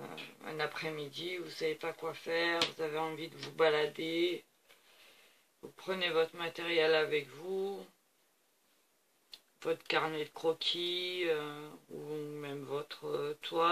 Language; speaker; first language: French; native; French